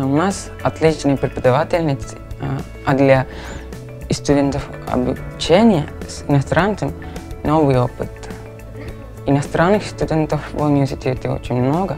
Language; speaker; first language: Russian; non-native, learner; Sinhala